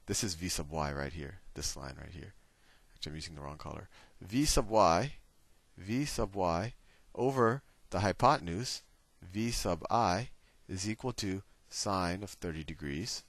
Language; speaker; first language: English; native; English